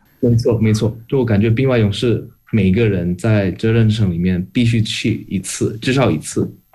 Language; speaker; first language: Chinese; non-native, fluent; Indonesian